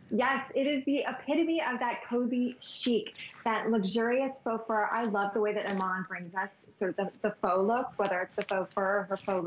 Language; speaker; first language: English; native; English